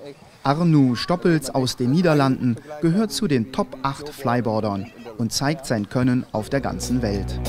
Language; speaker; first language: German; native; German